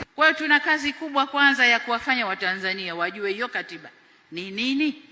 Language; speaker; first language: Swahili; native; Swahili